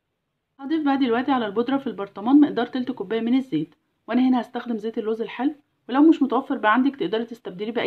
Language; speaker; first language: Arabic; native; Arabic